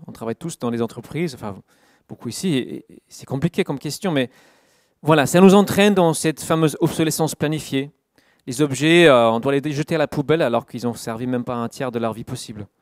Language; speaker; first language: French; non-native, fluent; English